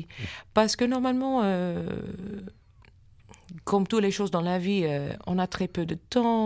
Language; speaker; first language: French; non-native, fluent; English